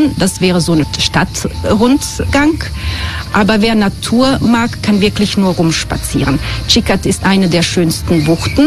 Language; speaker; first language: German; non-native, fluent; Croatian